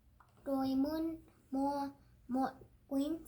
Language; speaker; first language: Vietnamese; non-native, learner; English